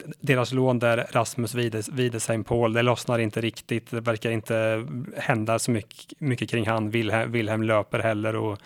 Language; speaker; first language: Swedish; native; Swedish